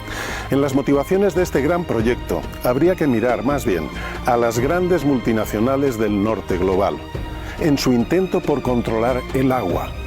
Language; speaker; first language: Spanish; native; Spanish